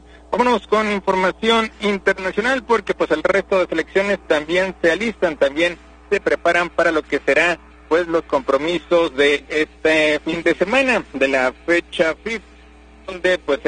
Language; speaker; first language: Spanish; native; Spanish